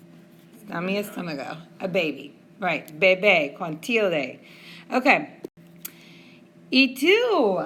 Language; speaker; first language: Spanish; non-native, fluent; English